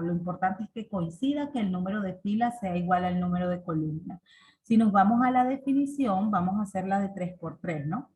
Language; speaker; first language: Spanish; native; Spanish